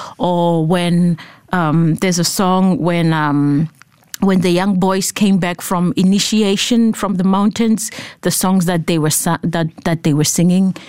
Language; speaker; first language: English; non-native, local second language; Southern Sotho